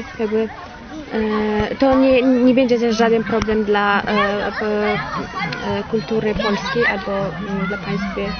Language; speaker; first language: Polish; non-native, learner; Tajik